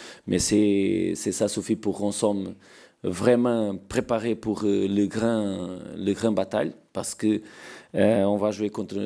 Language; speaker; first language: French; non-native, learner; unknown